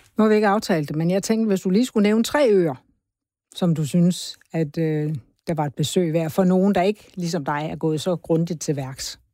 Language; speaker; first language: Danish; native; Danish